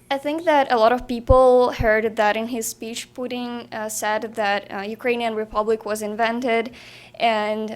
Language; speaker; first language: English; non-native, fluent; Ukrainian